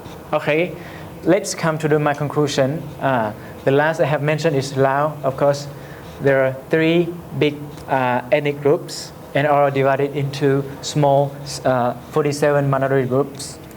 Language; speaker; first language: English; non-native, learner; Lao